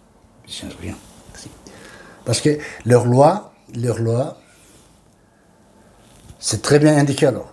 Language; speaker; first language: French; non-native, learner; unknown